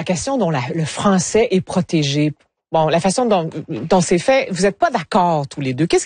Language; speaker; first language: French; native; French